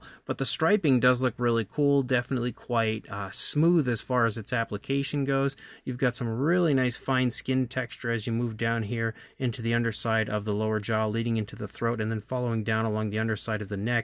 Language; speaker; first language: English; native; English